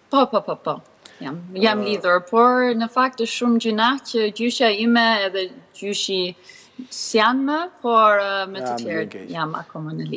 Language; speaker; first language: Albanian; early bilingual, heritage; Albanian